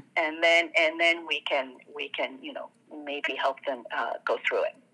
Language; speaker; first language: English; non-native, fluent; French